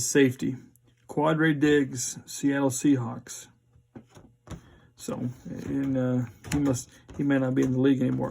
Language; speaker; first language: English; native; English